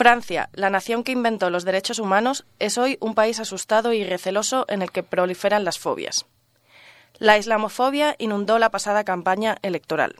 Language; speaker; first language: Spanish; native; Spanish